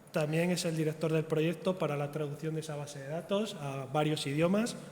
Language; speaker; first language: Spanish; native; Spanish